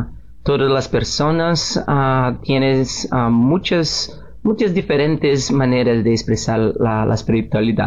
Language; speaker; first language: Spanish; non-native, learner; Portuguese